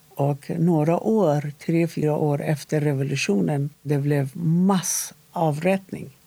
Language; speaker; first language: Swedish; non-native, fluent; Persian